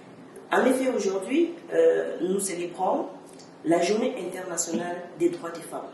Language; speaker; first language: French; native; French